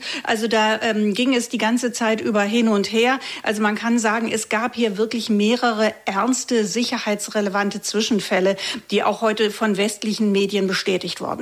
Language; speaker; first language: German; native; German